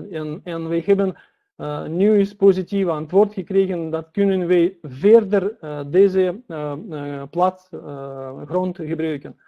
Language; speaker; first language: Dutch; non-native, learner; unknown